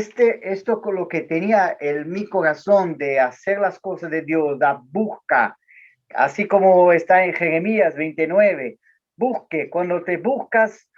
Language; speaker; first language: Spanish; non-native, learner; Portuguese